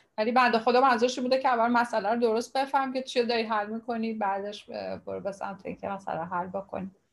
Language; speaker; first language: Persian; native; Persian